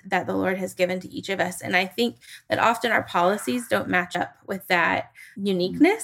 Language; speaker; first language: English; native; English